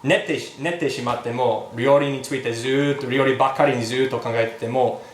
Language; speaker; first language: Japanese; non-native, fluent; English